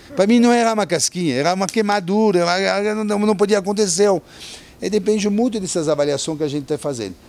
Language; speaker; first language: Portuguese; non-native, fluent; French